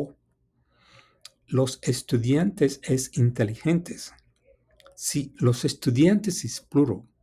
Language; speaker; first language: Spanish; non-native, fluent; English